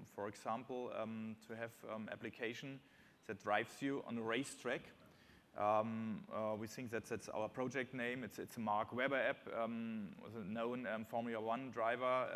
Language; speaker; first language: English; non-native, fluent; German